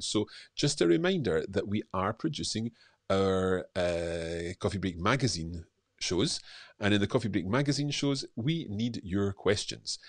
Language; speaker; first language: English; native; English